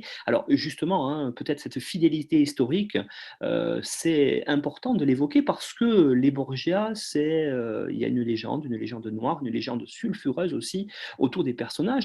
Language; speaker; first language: French; native; French